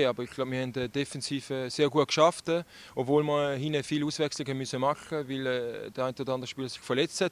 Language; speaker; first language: German; native; German